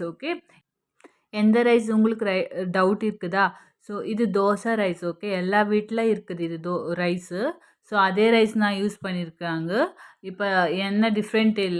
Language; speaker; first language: Tamil; non-native, learner; Kannada